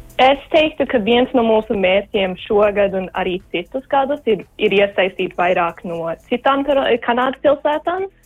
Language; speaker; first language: Latvian; early bilingual, heritage; Latvian